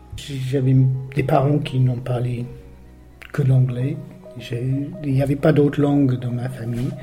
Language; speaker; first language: French; non-native, fluent; English